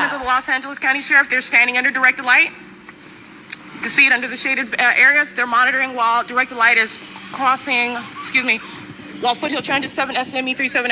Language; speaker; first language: English; native; English